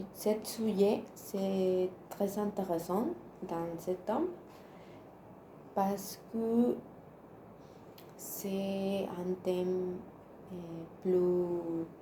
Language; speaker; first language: French; non-native, learner; Spanish